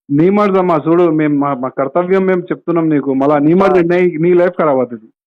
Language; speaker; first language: Telugu; non-native, local second language; Hindi